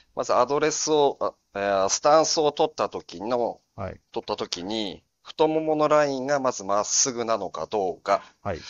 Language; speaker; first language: Japanese; native; Japanese